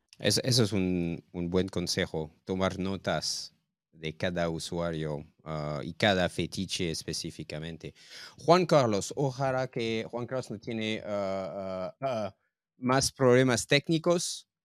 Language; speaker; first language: Spanish; non-native, fluent; English